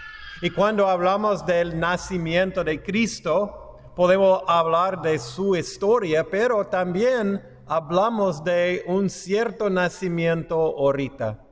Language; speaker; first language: Spanish; non-native, fluent; English